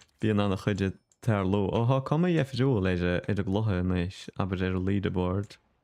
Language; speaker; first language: Irish; native; Irish